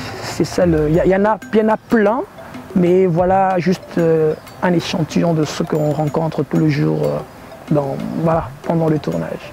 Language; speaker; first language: French; non-native, local second language; Lingala